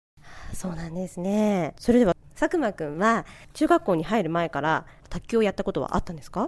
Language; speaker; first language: Japanese; native; Japanese